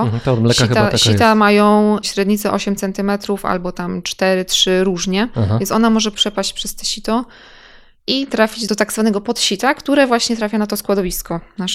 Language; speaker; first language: Polish; native; Polish